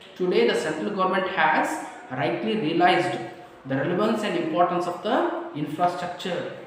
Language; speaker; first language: English; non-native, local second language; Kannada